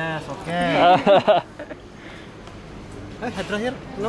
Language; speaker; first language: English; non-native, learner; Indonesian